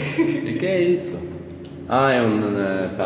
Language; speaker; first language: Portuguese; non-native, learner; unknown